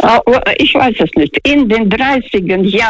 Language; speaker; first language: German; non-native, fluent; Russian